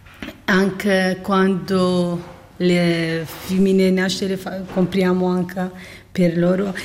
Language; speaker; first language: Italian; non-native, learner; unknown